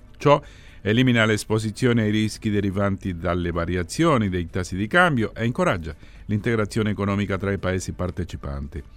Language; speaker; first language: Italian; non-native, fluent; Spanish